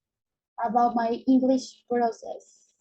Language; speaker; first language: English; non-native, learner; Spanish